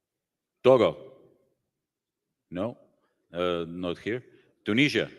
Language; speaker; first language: English; non-native, fluent; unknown